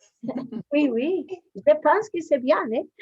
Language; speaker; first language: French; non-native, learner; Spanish